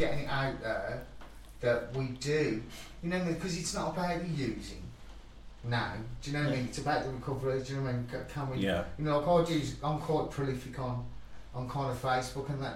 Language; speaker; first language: English; native; English